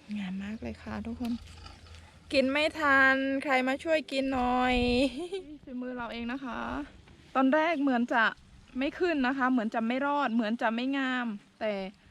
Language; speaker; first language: Thai; native; Thai